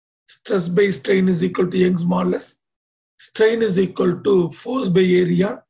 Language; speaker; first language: English; non-native, local second language; Tamil